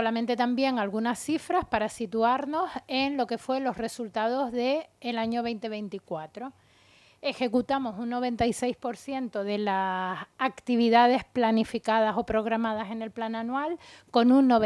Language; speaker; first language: Spanish; native; Spanish